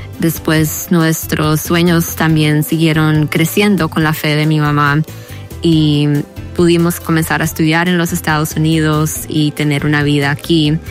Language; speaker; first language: Spanish; early bilingual, heritage; Spanish